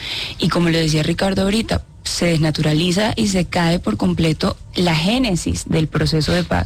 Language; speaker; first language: Spanish; native; Spanish